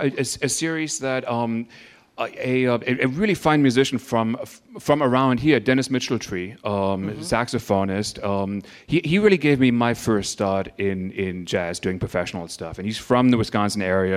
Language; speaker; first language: English; native; English